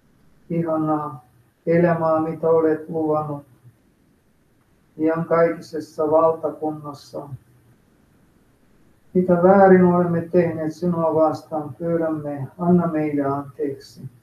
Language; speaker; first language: Finnish; non-native, fluent; Russian